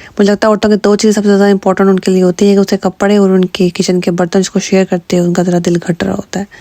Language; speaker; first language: Urdu; native; Urdu